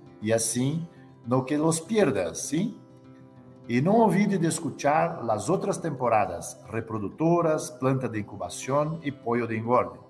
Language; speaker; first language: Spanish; non-native, learner; Portuguese